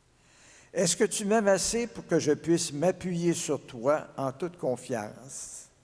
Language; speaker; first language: French; native; French